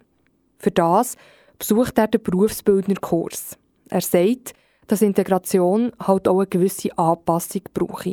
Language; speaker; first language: German; native; German